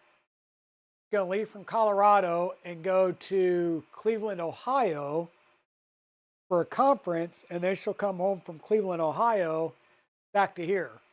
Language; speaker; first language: English; native; English